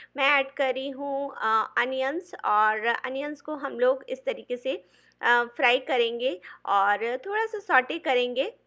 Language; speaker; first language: Hindi; non-native, local second language; Bangla